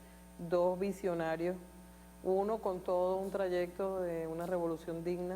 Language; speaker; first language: Spanish; native; Spanish